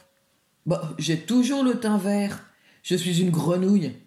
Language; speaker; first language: French; native; French